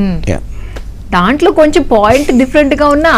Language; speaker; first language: Telugu; native; Telugu